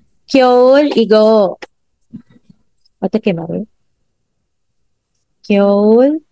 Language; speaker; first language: Korean; non-native, fluent; Filipino